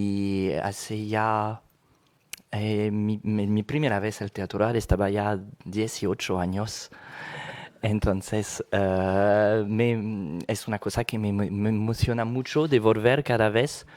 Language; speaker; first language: Spanish; non-native, fluent; French